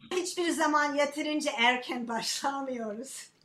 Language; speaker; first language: Turkish; non-native, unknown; English